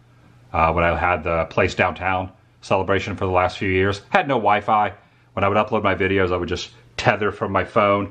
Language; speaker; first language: English; native; English